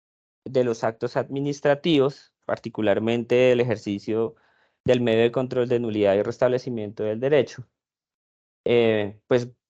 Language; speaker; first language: Spanish; native; Spanish